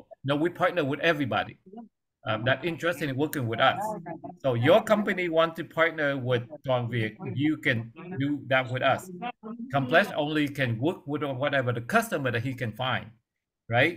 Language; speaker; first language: English; non-native, learner; Vietnamese